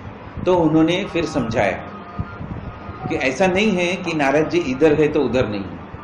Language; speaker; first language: Hindi; non-native, local second language; Gujarati